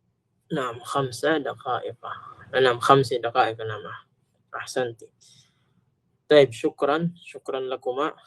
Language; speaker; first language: Arabic; non-native, fluent; Filipino